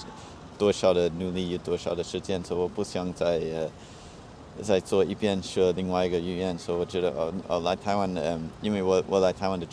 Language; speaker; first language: Chinese; non-native, learner; English